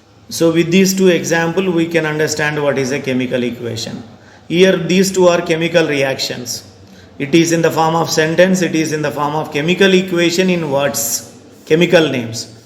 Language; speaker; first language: English; non-native, local second language; Telugu